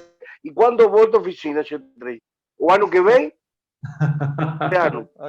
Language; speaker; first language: Portuguese; non-native, learner; Spanish